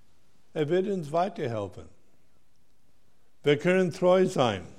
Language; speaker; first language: German; non-native, fluent; English